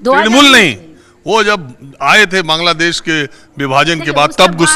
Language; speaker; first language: Hindi; native; Hindi